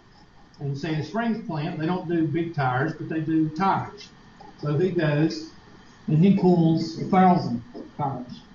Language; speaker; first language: English; native; English